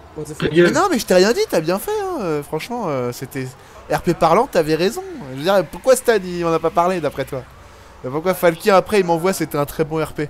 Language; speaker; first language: French; native; French